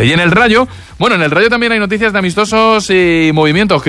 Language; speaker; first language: Spanish; native; Spanish